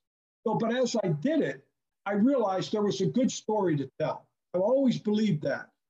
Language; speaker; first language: English; native; English